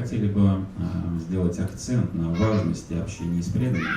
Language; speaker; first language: Russian; native; Russian